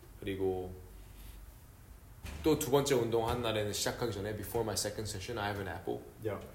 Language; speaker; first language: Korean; early bilingual, heritage; Korean